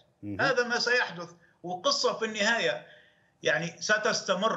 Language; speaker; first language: Arabic; native; Arabic